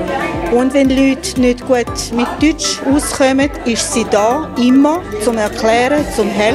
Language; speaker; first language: German; non-native, learner; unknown